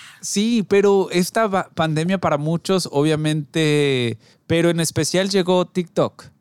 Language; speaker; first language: Spanish; early bilingual, heritage; Spanish